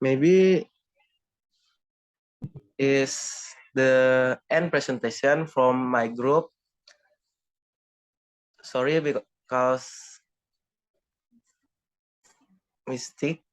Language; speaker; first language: English; non-native, learner; Indonesian